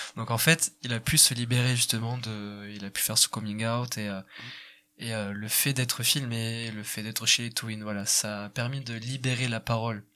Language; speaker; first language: French; native; French